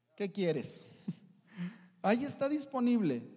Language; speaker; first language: Spanish; native; Spanish